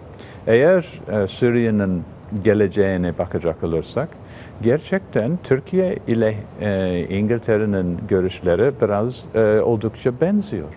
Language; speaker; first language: Turkish; non-native, fluent; English